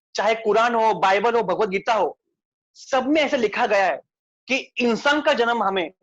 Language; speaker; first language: Hindi; non-native, local second language; Marathi